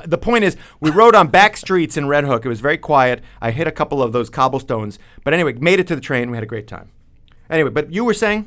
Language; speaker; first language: English; native; English